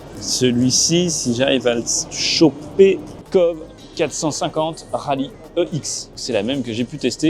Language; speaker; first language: French; native; French